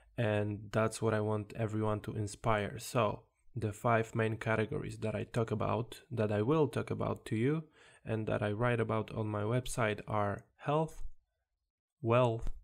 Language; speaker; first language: English; non-native, fluent; Polish